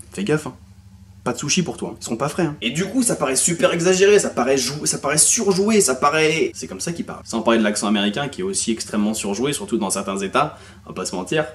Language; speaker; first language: French; native; French